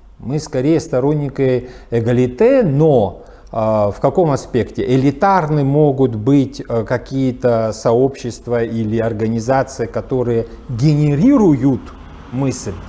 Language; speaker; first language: Russian; non-native, local second language; Abkhazian